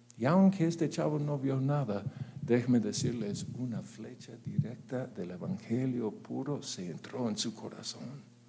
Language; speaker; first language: Spanish; non-native, fluent; English